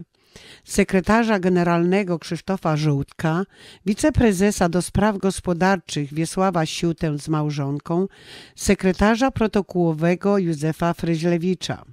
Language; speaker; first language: Polish; native; Polish